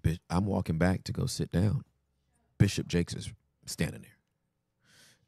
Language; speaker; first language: English; native; English